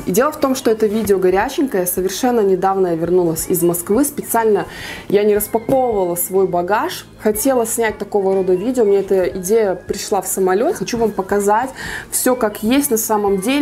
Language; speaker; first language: Russian; native; Russian